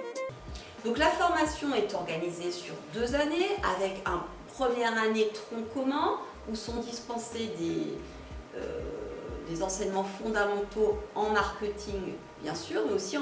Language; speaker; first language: French; native; French